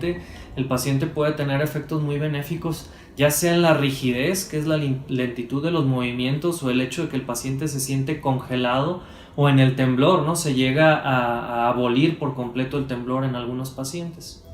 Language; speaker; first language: Spanish; native; Spanish